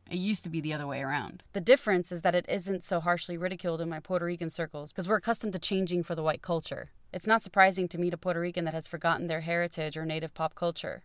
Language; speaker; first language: English; early bilingual, other home language; Spanish